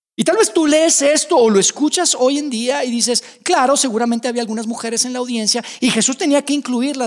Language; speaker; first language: Spanish; native; Spanish